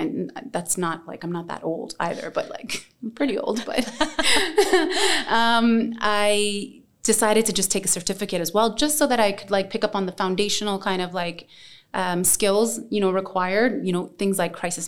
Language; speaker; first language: English; native; English